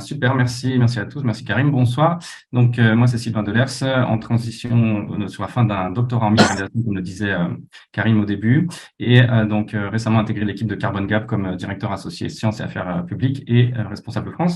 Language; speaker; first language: French; native; French